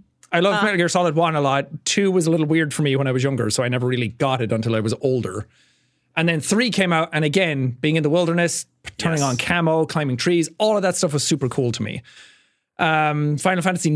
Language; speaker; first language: English; native; English